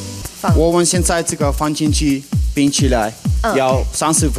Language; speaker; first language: Chinese; non-native, fluent; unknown